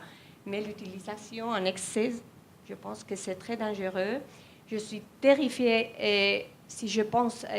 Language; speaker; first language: French; non-native, fluent; Spanish